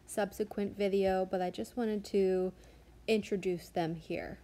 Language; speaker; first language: English; native; English